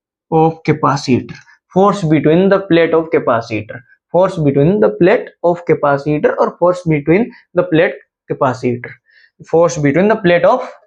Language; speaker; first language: Hindi; non-native, local second language; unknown